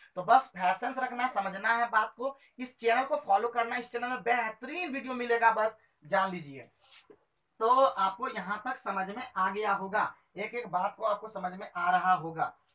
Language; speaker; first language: Hindi; native; Hindi